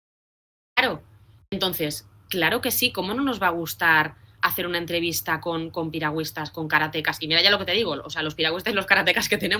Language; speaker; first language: Spanish; native; Spanish